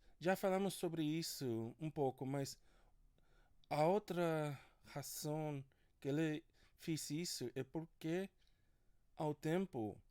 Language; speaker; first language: Portuguese; non-native, learner; English